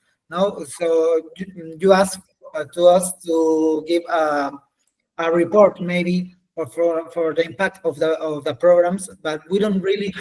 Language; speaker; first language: English; non-native, learner; Spanish